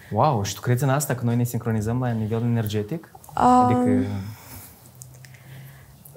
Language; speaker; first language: Romanian; native; Romanian